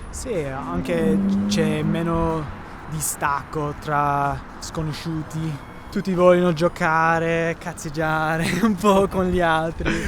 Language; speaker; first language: Italian; non-native, fluent; English